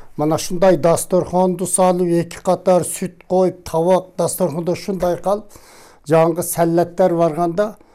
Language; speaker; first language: Kyrgyz; native; Kyrgyz